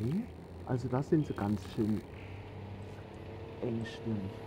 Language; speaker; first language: German; native; German